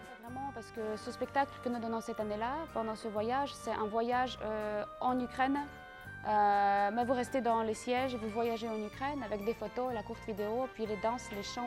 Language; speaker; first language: French; non-native, local second language; Ukrainian